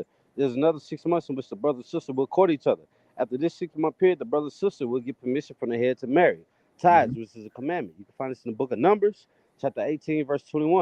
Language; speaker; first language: English; native; English